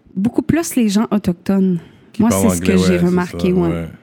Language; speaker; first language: French; native; French